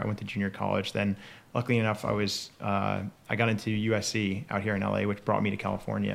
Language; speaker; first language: English; native; English